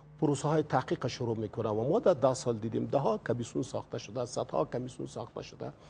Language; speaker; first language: Persian; native; Persian